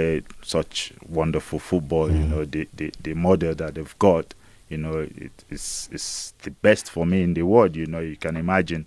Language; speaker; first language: English; non-native, local second language; Igbo